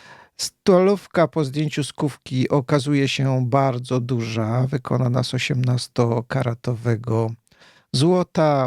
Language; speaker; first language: Polish; native; Polish